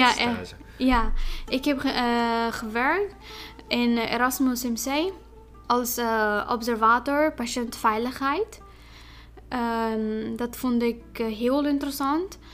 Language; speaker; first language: Dutch; non-native, fluent; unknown